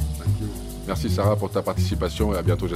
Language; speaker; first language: French; native; French